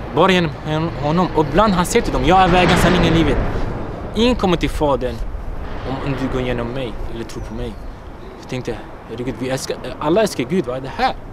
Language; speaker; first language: Swedish; non-native, fluent; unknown